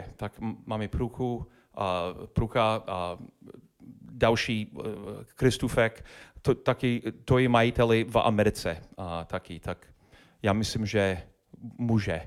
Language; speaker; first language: Czech; non-native, learner; English